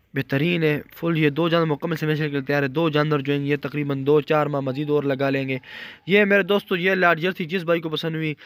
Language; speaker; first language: Urdu; non-native, local second language; Punjabi